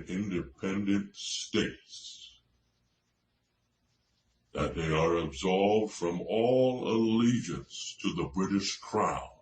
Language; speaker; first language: English; native; English